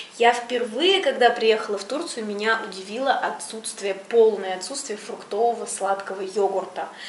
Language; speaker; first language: Russian; native; Russian